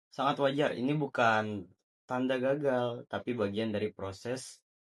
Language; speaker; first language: Indonesian; native; Indonesian